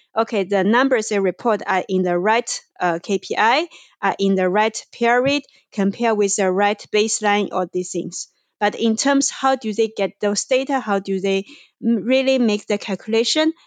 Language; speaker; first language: English; non-native, fluent; Chinese